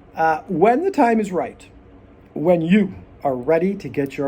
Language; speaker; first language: English; native; English